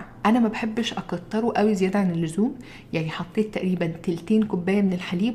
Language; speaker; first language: Arabic; native; Arabic